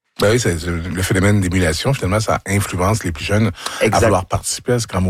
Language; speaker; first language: French; native; French